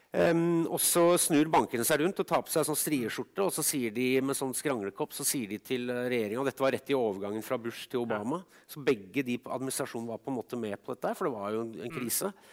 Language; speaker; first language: Norwegian; native; Norwegian